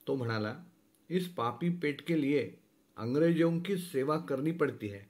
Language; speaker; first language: Hindi; non-native, local second language; Marathi